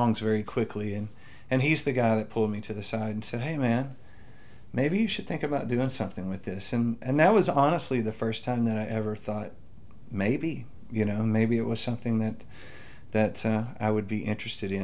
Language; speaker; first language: English; native; English